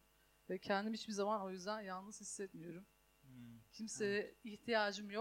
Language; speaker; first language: Turkish; native; Turkish